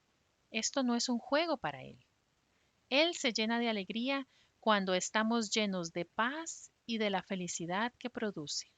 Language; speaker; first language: Spanish; native; Spanish